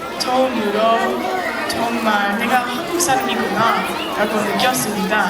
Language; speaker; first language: Korean; early bilingual, heritage; Korean